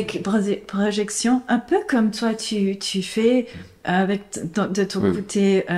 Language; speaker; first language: French; non-native, fluent; English